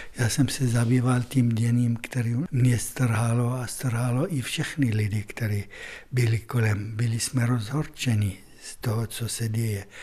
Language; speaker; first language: Czech; non-native, fluent; Arabic